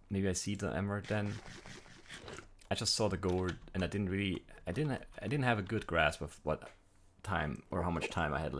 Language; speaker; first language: English; native; English